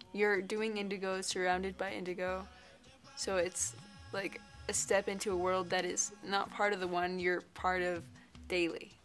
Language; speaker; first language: English; native; English